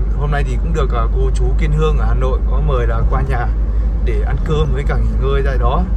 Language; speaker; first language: Vietnamese; non-native, local second language; Hmong